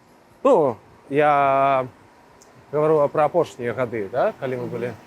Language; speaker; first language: Belarusian; non-native, local second language; Russian